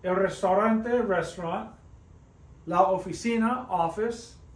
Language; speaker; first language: Spanish; non-native, fluent; English